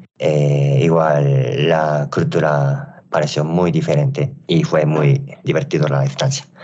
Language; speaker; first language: Spanish; non-native, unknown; Japanese